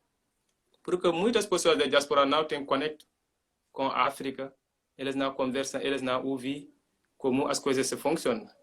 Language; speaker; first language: Portuguese; non-native, learner; Mandingo